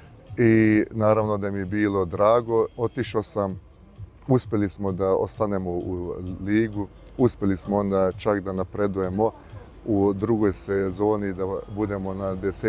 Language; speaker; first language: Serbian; early bilingual, heritage; Bosnian